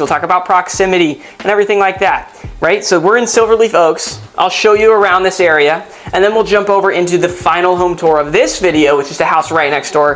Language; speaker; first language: English; native; English